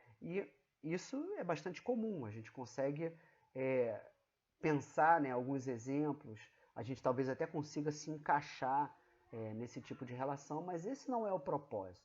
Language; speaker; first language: Portuguese; native; Portuguese